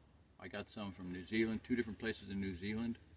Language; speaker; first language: English; native; English